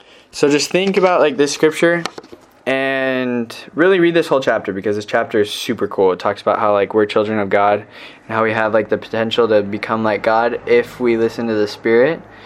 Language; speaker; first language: English; native; English